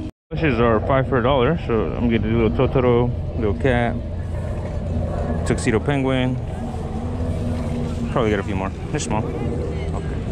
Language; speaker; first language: English; early bilingual, other home language; Spanish